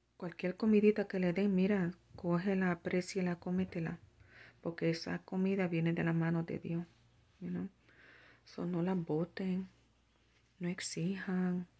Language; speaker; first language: Spanish; native; Spanish